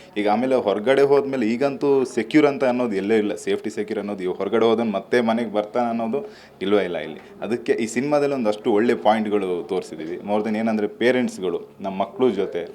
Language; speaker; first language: Kannada; non-native, local second language; Tulu